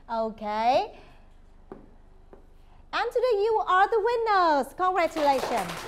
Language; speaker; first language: English; non-native, fluent; Vietnamese